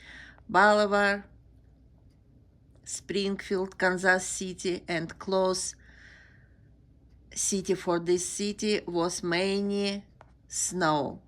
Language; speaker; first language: English; non-native, learner; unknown